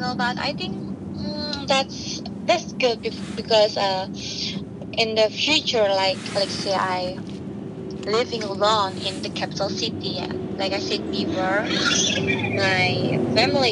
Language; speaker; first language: English; non-native, learner; Indonesian